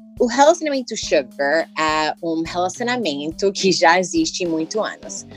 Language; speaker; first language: Portuguese; early bilingual, heritage; English